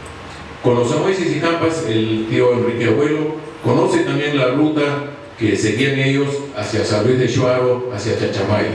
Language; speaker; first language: Spanish; native; Spanish